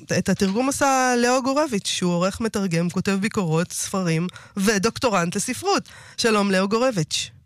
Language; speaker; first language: Hebrew; native; Hebrew